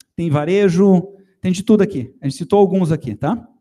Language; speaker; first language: Portuguese; native; Portuguese